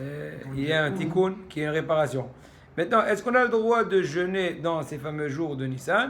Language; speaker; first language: French; native; French